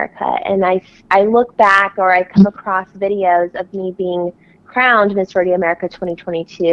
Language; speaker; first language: English; native; English